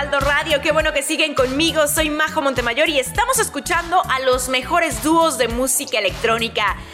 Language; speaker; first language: Spanish; native; Spanish